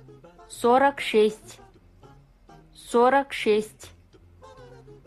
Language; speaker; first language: Russian; non-native, fluent; Kazakh